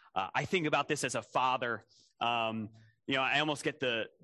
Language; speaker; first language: English; native; English